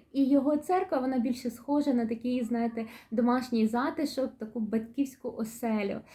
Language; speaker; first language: Ukrainian; native; Ukrainian